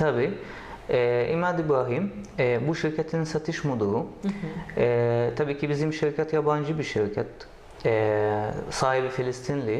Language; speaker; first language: Turkish; non-native, learner; Arabic